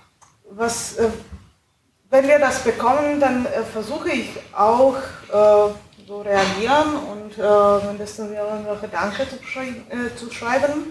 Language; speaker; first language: German; non-native, fluent; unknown